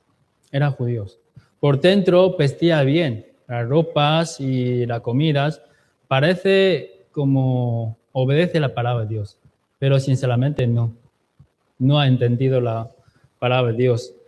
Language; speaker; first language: Spanish; non-native, fluent; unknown